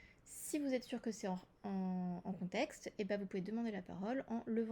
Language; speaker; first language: French; native; French